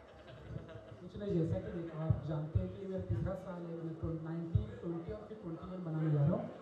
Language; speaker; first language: Hindi; native; Hindi